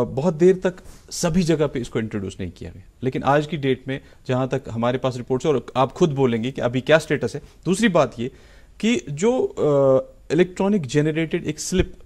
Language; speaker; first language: Hindi; non-native, local second language; Kashmiri